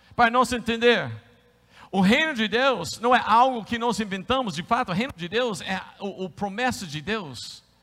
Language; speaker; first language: Portuguese; non-native, fluent; English